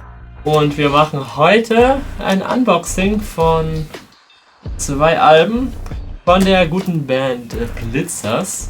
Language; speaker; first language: German; native; German